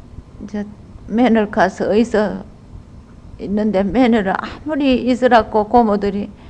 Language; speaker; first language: Korean; native; Korean